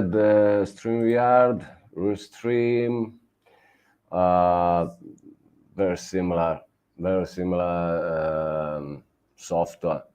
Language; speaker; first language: English; non-native, learner; Italian